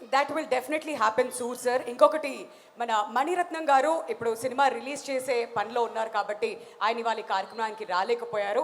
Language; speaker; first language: Telugu; native; Telugu